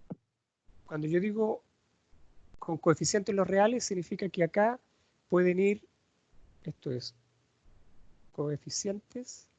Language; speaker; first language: Spanish; native; Spanish